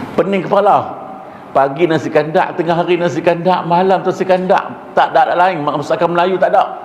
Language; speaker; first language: Malay; early bilingual, heritage; Malay